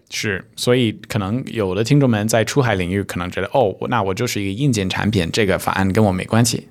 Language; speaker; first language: Chinese; early bilingual, heritage; Chinese